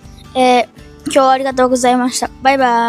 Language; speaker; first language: Japanese; native; Japanese